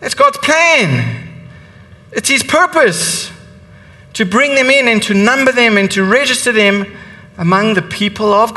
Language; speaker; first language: English; native; English